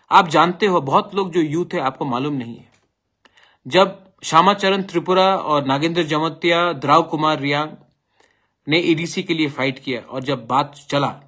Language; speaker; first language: Hindi; non-native, local second language; Bangla